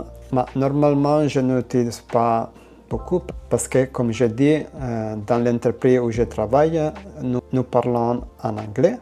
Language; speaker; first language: French; non-native, learner; Italian